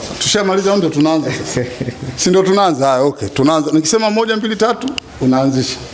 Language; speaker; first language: Swahili; native; Swahili